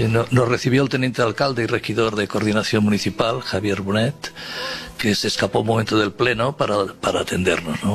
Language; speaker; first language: Spanish; native; Spanish